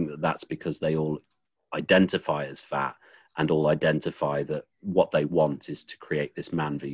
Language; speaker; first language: English; native; English